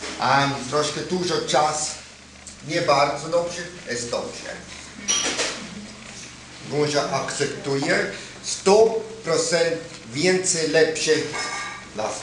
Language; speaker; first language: Polish; non-native, learner; German